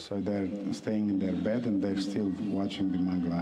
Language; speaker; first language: English; non-native, fluent; Romanian